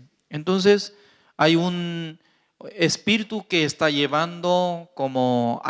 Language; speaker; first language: Spanish; non-native, fluent; Korean